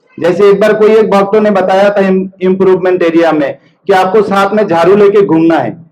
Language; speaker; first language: Hindi; non-native, local second language; Bangla